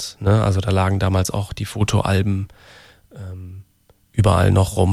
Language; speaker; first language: German; native; German